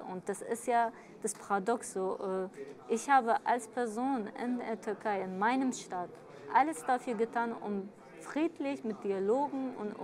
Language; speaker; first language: German; early bilingual, other home language; Kurdish